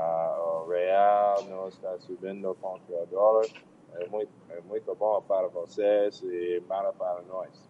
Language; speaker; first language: Portuguese; non-native, learner; English